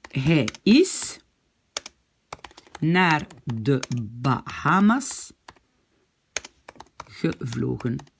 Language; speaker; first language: Dutch; non-native, fluent; French